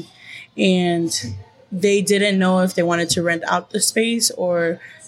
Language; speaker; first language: English; native; English